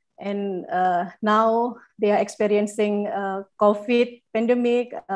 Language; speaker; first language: English; non-native, fluent; Indonesian